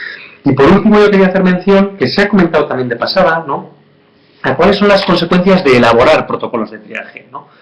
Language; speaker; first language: Spanish; native; Spanish